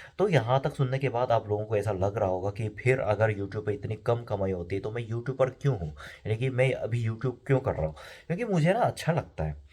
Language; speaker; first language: Hindi; non-native, fluent; Korean